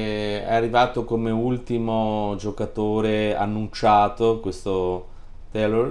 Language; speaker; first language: Italian; native; Italian